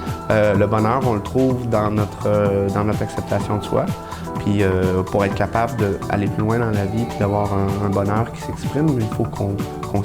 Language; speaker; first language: French; native; French